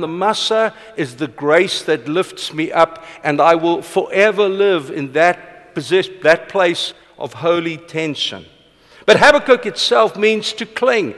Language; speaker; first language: English; non-native, local second language; Afrikaans